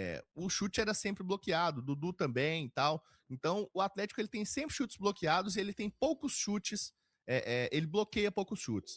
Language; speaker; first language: Portuguese; native; Portuguese